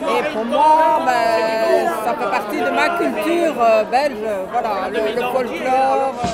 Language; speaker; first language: French; native; French